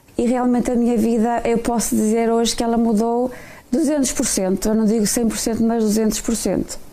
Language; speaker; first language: Portuguese; native; Portuguese